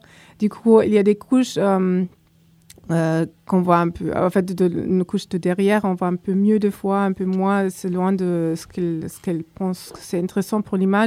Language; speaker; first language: French; non-native, fluent; German